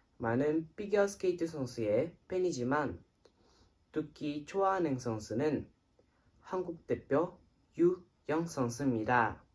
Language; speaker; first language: Korean; non-native, fluent; Japanese